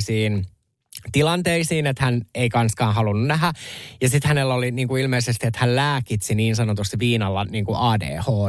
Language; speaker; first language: Finnish; native; Finnish